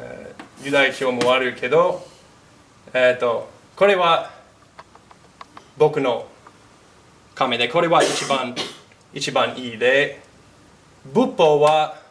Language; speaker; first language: Japanese; non-native, fluent; English